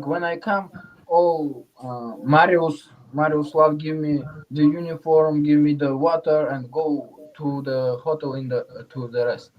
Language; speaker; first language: English; non-native, learner; Uzbek